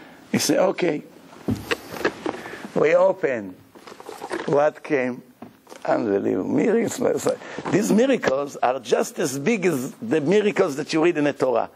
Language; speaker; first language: English; non-native, fluent; Hebrew